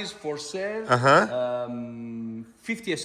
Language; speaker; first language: English; non-native, fluent; Italian